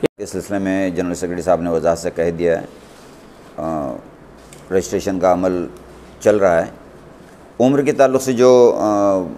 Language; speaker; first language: Hindi; non-native, local second language; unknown